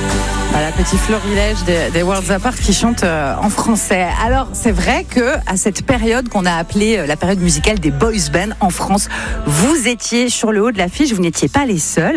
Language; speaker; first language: French; native; French